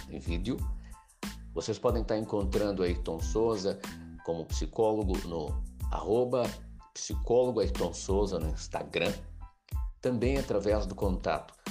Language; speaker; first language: Portuguese; native; Portuguese